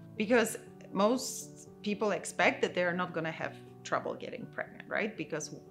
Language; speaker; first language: English; non-native, fluent; Polish